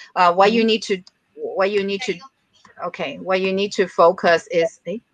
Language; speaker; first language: English; non-native, fluent; Chinese